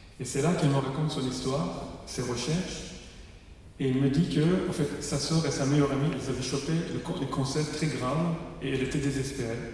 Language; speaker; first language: French; non-native, fluent; Persian